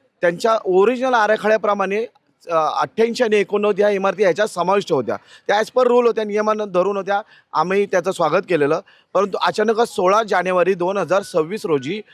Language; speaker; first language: Marathi; native; Marathi